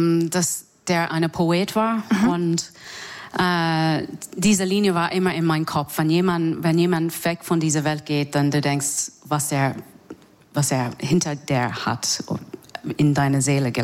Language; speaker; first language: German; non-native, learner; English